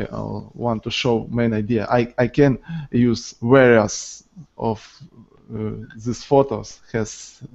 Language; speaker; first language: English; non-native, learner; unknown